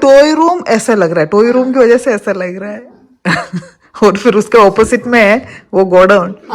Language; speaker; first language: Hindi; non-native, local second language; Malayalam